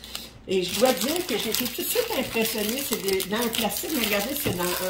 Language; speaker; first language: French; native; French